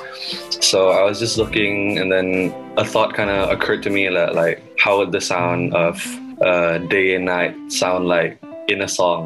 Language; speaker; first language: English; non-native, local second language; Malay